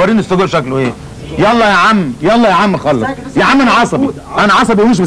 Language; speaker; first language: Arabic; native; Arabic